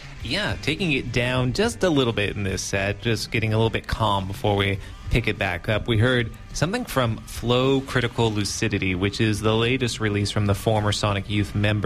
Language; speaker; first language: English; native; English